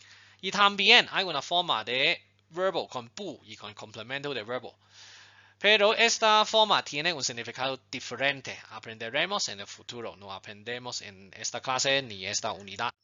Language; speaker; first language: Spanish; non-native, fluent; Chinese